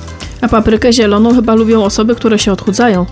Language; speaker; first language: Polish; native; Polish